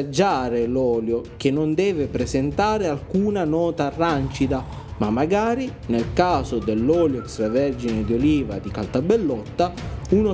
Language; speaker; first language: Italian; native; Italian